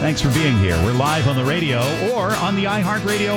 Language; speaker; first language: English; native; English